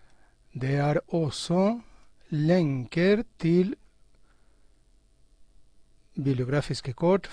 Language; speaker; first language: Norwegian; non-native, fluent; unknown